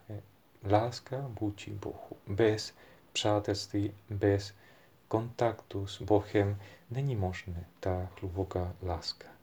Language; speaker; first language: Czech; non-native, fluent; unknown